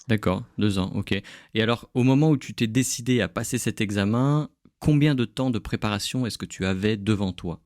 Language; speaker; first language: French; native; French